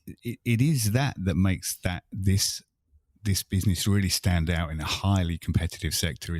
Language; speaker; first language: English; native; English